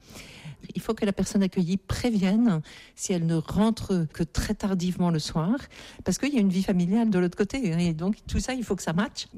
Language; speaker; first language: French; native; French